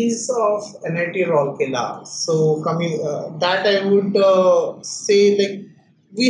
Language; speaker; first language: English; non-native, local second language; Odia